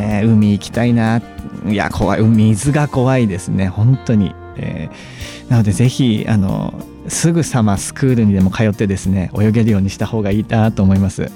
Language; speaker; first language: Japanese; native; Japanese